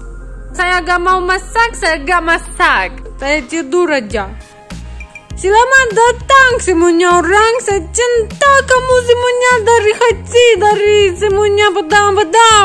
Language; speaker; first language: Indonesian; non-native, learner; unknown